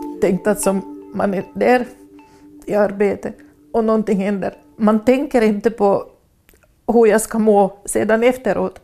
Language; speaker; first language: Swedish; non-native, fluent; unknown